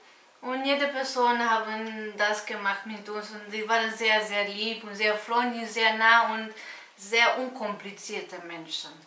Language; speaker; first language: German; non-native, fluent; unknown